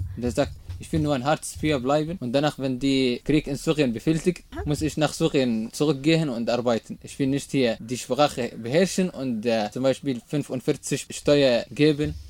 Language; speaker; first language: German; non-native, learner; Arabic